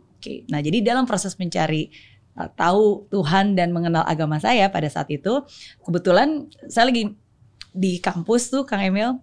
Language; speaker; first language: Indonesian; native; Indonesian